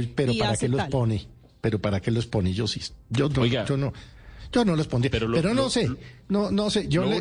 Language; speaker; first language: Spanish; native; Spanish